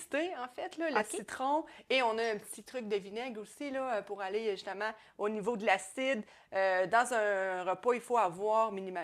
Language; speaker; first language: French; native; French